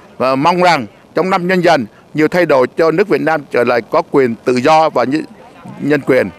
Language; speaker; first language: Vietnamese; native; Vietnamese